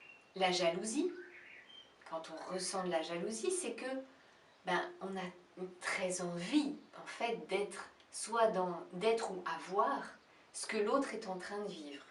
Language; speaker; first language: French; native; French